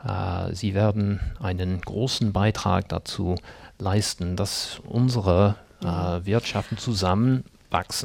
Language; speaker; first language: German; non-native, fluent; English